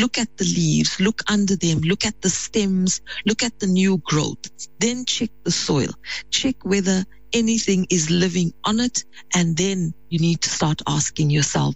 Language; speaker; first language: English; native; English